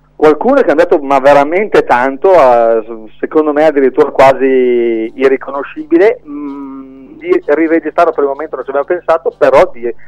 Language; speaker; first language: Italian; native; Italian